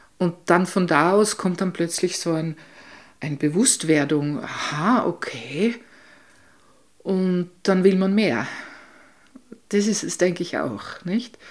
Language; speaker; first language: German; native; German